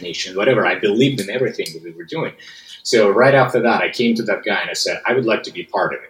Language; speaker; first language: English; non-native, fluent; Russian